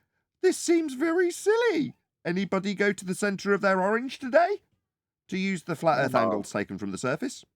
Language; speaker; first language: English; native; English